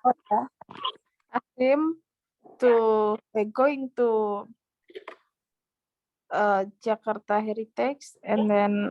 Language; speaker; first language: English; non-native, learner; Indonesian